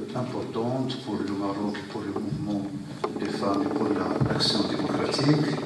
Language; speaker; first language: French; non-native, local second language; Arabic